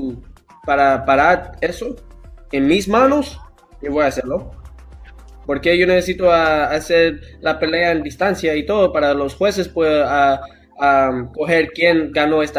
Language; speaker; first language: Spanish; early bilingual, heritage; English